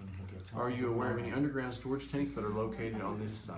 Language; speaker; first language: English; native; English